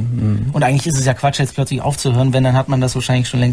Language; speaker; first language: German; native; German